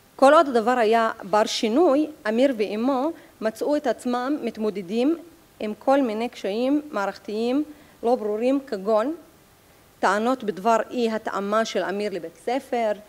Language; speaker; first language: Hebrew; non-native, local second language; Arabic